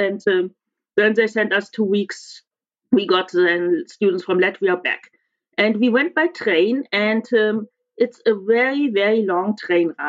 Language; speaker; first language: English; non-native, fluent; German